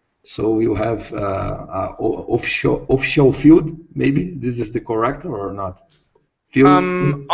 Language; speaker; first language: English; non-native, learner; Portuguese